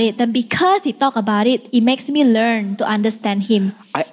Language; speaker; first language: English; non-native, fluent; Indonesian